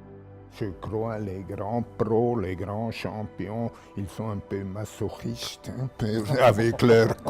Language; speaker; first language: French; non-native, local second language; German